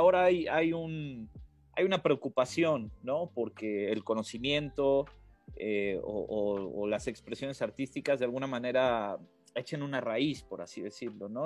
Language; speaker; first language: Spanish; native; Spanish